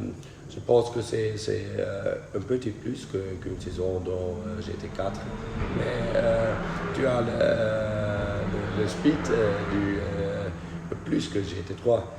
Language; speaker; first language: French; non-native, fluent; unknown